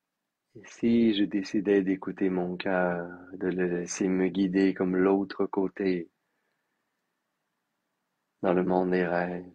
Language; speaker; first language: French; native; French